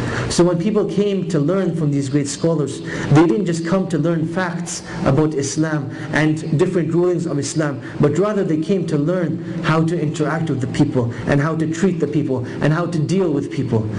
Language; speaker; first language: English; native; English